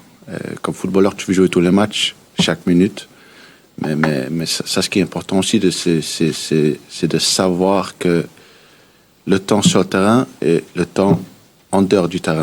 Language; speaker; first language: French; early bilingual, heritage; Danish